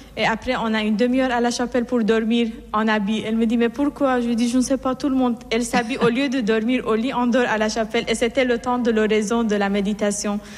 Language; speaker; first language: French; non-native, fluent; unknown